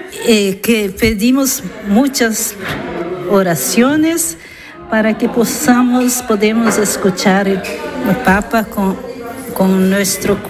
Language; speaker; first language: Spanish; non-native, learner; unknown